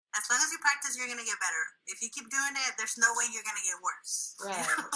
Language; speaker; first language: English; early bilingual, other home language; Spanish